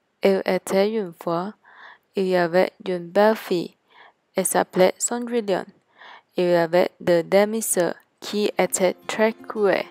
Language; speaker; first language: French; non-native, learner; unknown